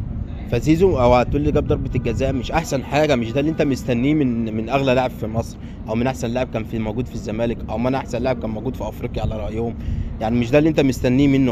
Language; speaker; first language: Arabic; native; Arabic